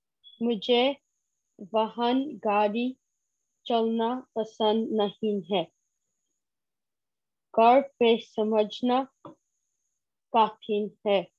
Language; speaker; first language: Hindi; non-native, learner; English